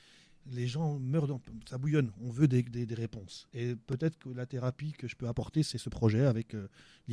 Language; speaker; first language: French; native; French